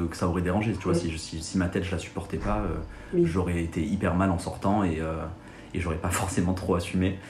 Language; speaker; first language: French; native; French